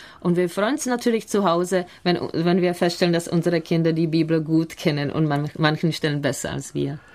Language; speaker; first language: German; non-native, fluent; Czech